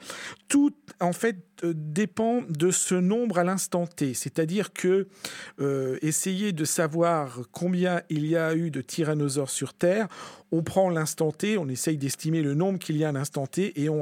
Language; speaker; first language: French; native; French